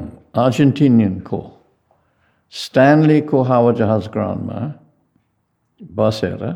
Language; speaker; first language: Nepali; non-native, fluent; English